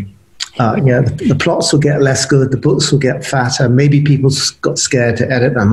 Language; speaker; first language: English; native; English